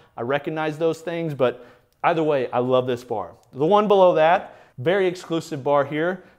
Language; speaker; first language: English; native; English